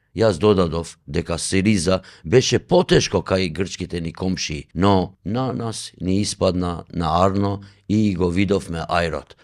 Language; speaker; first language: Macedonian; native; Macedonian